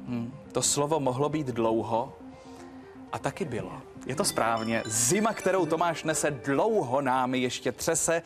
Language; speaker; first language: Czech; native; Czech